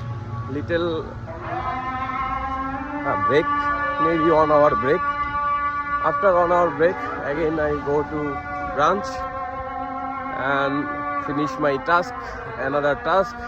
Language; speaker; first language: English; non-native, learner; Bangla